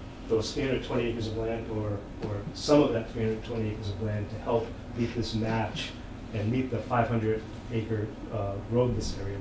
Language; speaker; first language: English; native; English